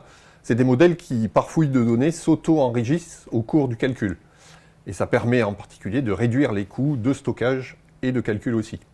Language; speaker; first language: French; native; French